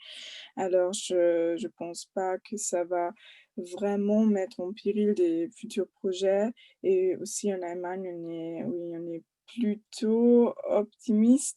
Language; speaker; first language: French; non-native, fluent; German